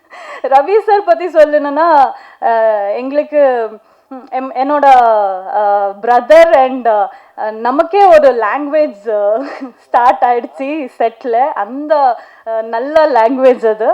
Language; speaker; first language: Tamil; non-native, learner; Kannada